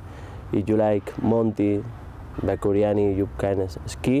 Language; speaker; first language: English; non-native, learner; Spanish